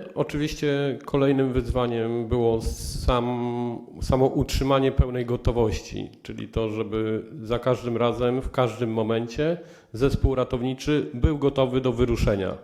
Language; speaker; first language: Polish; native; Polish